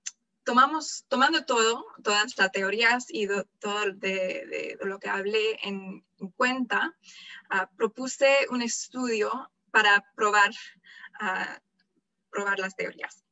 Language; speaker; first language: Spanish; non-native, fluent; English